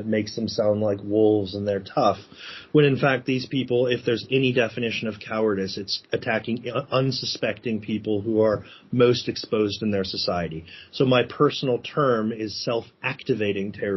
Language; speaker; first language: English; native; English